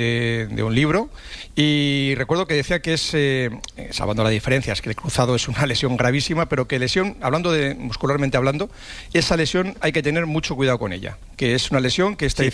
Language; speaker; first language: Spanish; native; Spanish